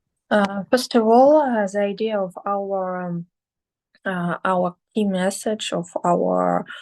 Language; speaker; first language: English; non-native, learner; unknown